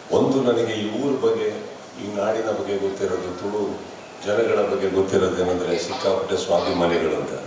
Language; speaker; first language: Kannada; native; Kannada